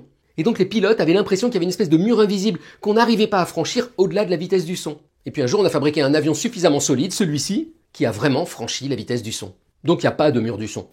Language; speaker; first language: French; native; French